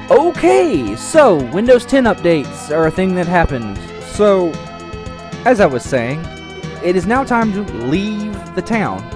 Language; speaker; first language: English; native; English